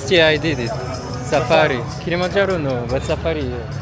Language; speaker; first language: English; non-native, learner; French